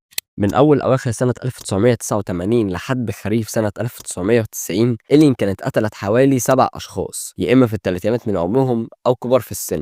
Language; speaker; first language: Arabic; native; Arabic